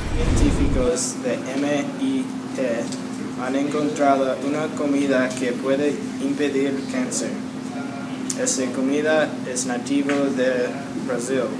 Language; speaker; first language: Spanish; non-native, learner; English